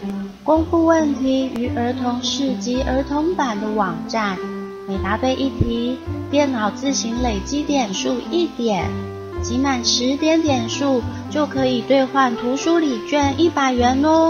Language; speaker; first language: Chinese; native; Chinese